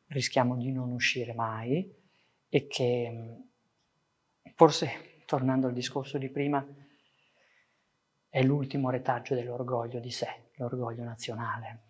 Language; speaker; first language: Italian; early bilingual, other home language; Persian